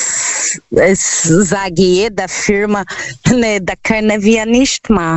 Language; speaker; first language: German; non-native, fluent; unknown